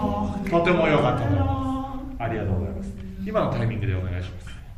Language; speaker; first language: Japanese; native; Japanese